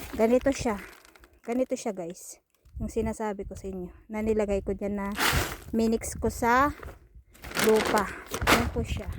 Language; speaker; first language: Filipino; non-native, local second language; Iloko